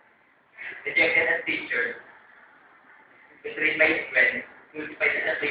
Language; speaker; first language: English; non-native, learner; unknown